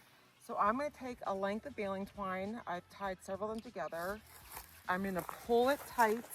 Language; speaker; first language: English; native; English